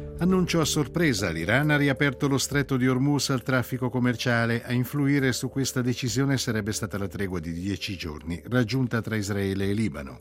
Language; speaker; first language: Italian; native; Italian